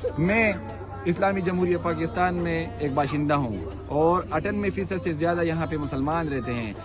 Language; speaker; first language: Urdu; non-native, local second language; Pashto